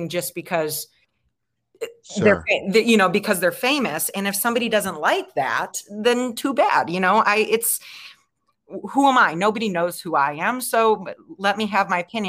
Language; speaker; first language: English; native; English